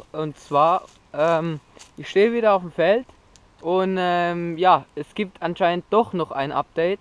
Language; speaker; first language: German; native; German